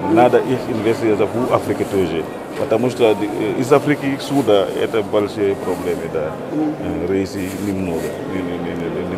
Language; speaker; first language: Russian; non-native, learner; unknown